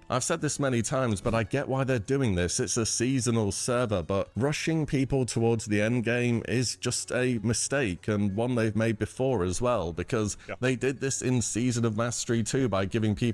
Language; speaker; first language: English; native; English